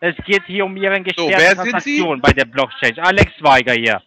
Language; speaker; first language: German; non-native, learner; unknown